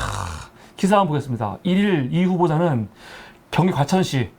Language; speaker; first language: Korean; native; Korean